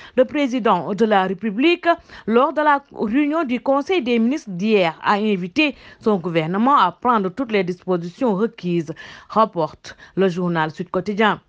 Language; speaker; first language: French; non-native, local second language; Wolof